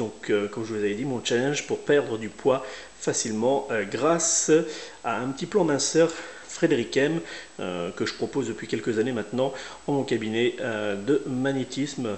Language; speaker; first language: French; native; French